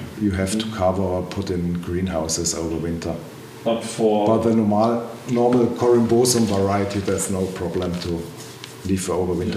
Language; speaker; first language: English; non-native, learner; German